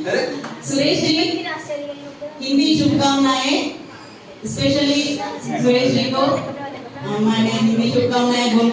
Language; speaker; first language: Hindi; non-native, local second language; Telugu